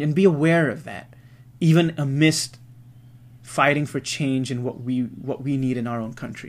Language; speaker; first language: English; native; English